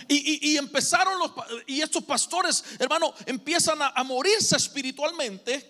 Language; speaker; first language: Spanish; native; Spanish